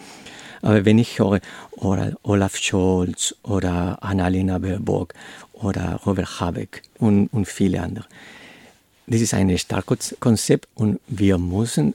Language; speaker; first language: German; non-native, learner; Spanish